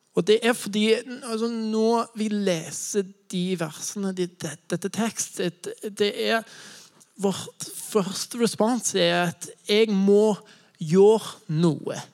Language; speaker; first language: Norwegian; non-native, fluent; English